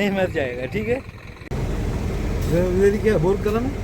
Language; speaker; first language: Hindi; non-native, learner; Tamil